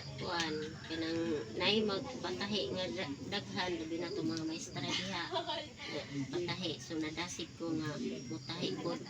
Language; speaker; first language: Cebuano; non-native, local second language; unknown